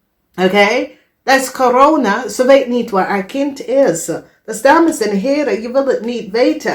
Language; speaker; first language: Dutch; non-native, fluent; English